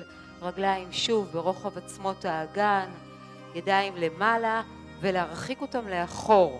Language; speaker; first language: Hebrew; native; Hebrew